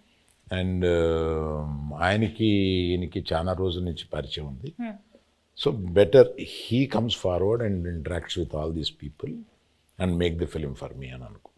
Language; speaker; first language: Telugu; native; Telugu